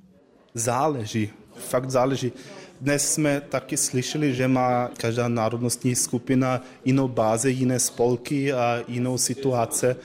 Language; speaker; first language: Czech; non-native, learner; Croatian